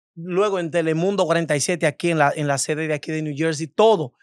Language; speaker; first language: Spanish; native; Spanish